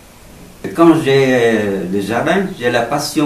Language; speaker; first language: French; non-native, learner; Vietnamese